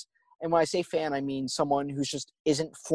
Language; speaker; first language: English; native; English